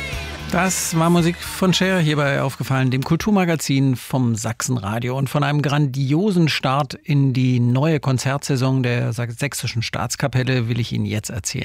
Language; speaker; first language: German; native; German